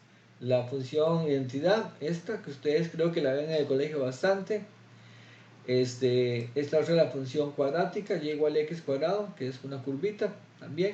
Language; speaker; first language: Spanish; native; Spanish